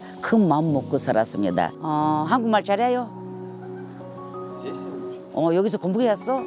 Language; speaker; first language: Korean; non-native, fluent; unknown